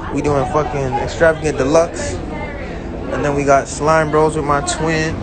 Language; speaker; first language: English; native; English